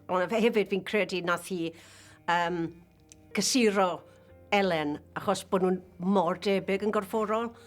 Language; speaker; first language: Welsh; native; Welsh